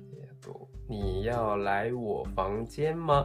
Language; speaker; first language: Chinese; non-native, learner; Japanese